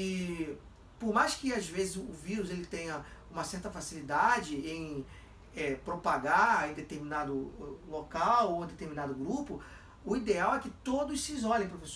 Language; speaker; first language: Portuguese; native; Portuguese